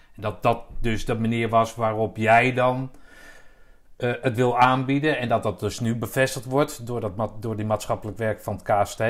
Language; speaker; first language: Dutch; native; Dutch